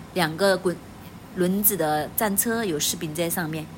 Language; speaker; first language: Chinese; native; Chinese